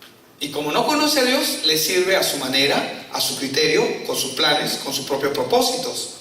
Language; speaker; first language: Spanish; native; Spanish